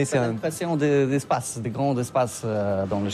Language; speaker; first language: French; non-native, learner; Polish